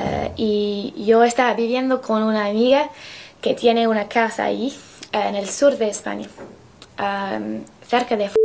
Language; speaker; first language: Spanish; non-native, learner; English